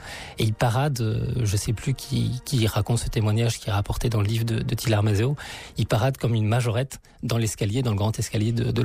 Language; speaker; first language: French; native; French